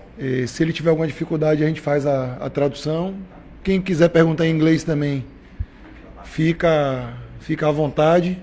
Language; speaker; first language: Portuguese; native; Portuguese